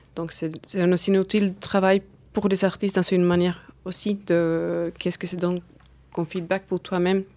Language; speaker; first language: French; non-native, fluent; Finnish